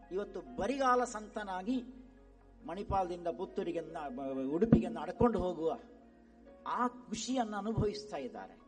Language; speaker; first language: Kannada; non-native, local second language; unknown